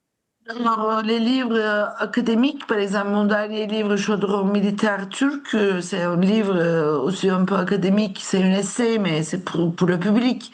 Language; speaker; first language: French; non-native, fluent; Turkish